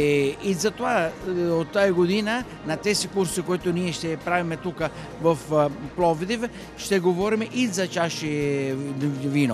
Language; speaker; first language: Bulgarian; non-native, fluent; Italian